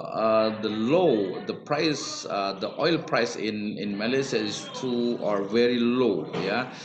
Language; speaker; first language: English; non-native, learner; Indonesian